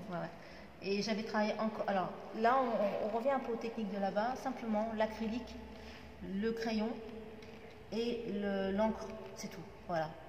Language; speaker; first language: French; non-native, local second language; Arabic